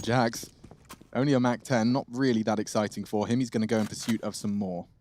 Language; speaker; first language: English; native; English